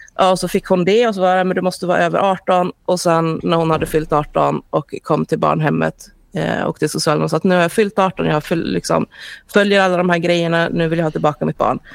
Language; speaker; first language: Swedish; early bilingual, other home language; Spanish